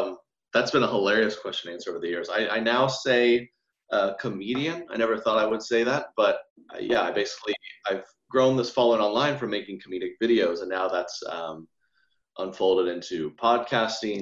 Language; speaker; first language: English; native; English